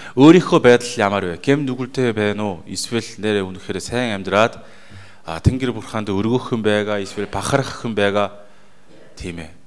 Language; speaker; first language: Mongolian; non-native, fluent; Korean